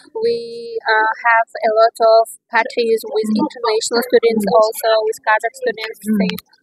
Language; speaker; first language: English; non-native, learner; Kazakh